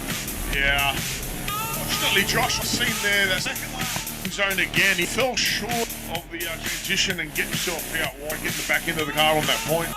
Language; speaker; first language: English; native; English